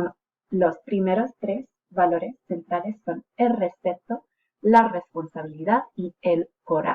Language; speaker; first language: Spanish; non-native, fluent; English